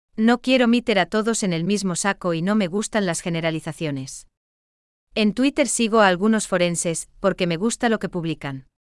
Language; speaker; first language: Spanish; non-native, fluent; German